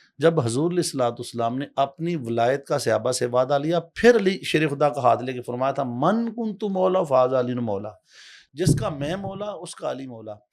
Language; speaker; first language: Urdu; native; Urdu